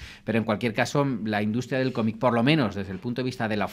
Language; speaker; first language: Spanish; native; Spanish